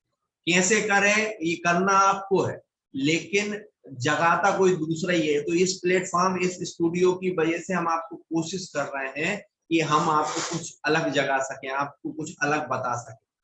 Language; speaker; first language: Hindi; native; Hindi